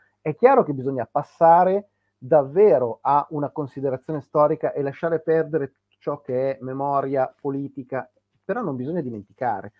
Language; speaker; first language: Italian; native; Italian